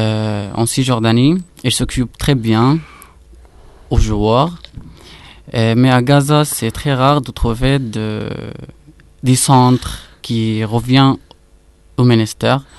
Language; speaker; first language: French; non-native, fluent; Arabic